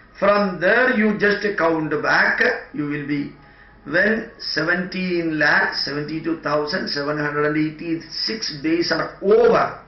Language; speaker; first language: English; non-native, local second language; Malayalam